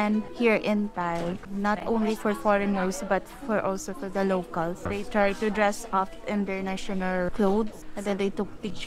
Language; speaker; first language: English; non-native, local second language; Filipino